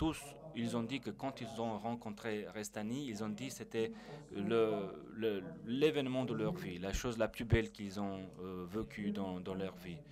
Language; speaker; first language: French; non-native, fluent; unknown